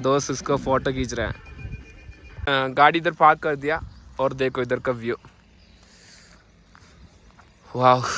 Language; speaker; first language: Hindi; non-native, local second language; Malayalam